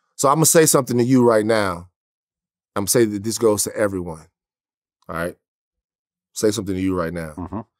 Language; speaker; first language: English; native; English